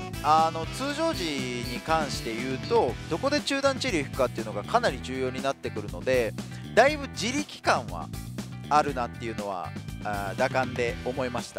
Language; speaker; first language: Japanese; native; Japanese